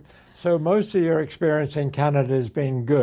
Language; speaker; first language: English; native; English